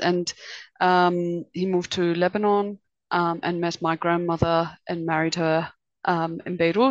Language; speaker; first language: English; native; English